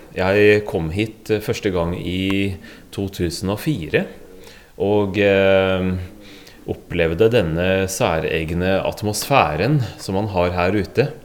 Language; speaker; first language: Norwegian; native; Norwegian